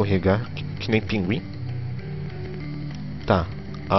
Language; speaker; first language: Portuguese; native; Portuguese